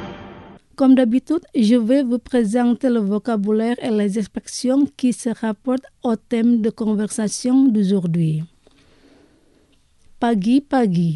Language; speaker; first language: French; non-native, fluent; Indonesian